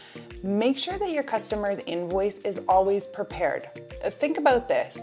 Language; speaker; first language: English; native; English